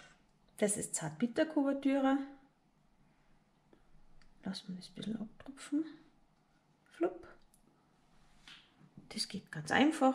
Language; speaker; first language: German; native; German